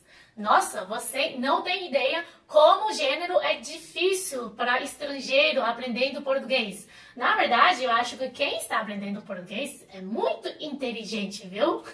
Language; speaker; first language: Portuguese; non-native, fluent; Chinese